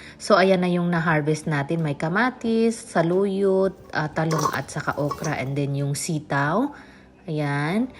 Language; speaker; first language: Filipino; non-native, local second language; Hiligaynon